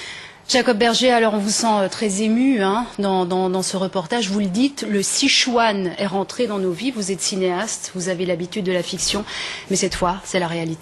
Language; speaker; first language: French; native; French